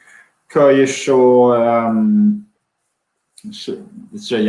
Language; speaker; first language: Chinese; non-native, learner; English